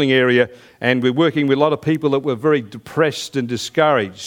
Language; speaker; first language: English; native; English